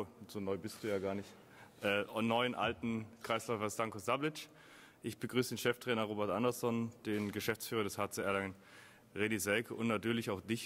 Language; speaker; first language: German; native; German